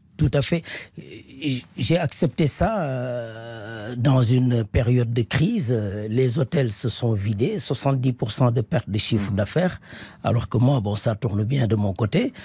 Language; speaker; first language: French; non-native, local second language; Wolof